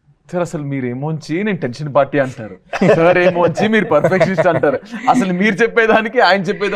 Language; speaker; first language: Telugu; native; Telugu